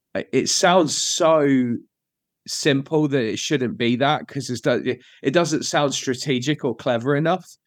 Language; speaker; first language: English; native; English